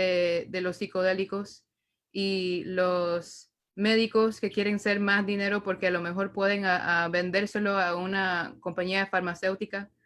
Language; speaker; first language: Spanish; early bilingual, heritage; Spanish